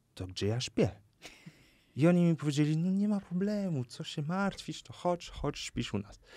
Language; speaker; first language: Polish; non-native, fluent; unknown